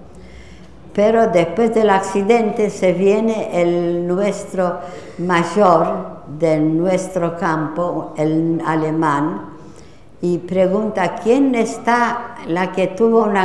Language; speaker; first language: Spanish; non-native, fluent; Polish